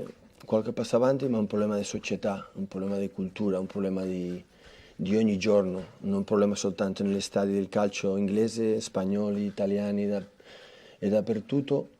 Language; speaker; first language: Italian; non-native, fluent; Catalan